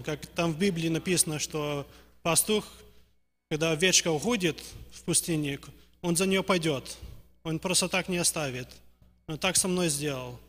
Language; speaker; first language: Russian; early bilingual, heritage; Russian